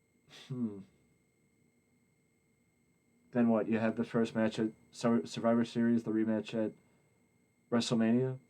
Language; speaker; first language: English; native; English